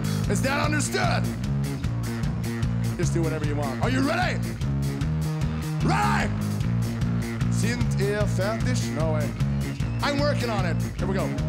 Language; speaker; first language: English; non-native, fluent; Swedish